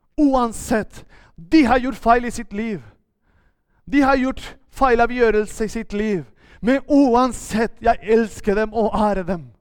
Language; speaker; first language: Norwegian; non-native, fluent; Spanish